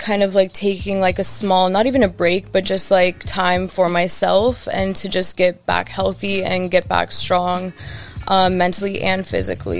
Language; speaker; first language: English; native; English